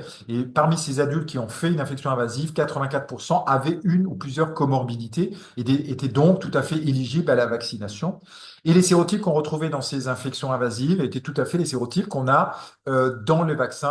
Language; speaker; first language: French; native; French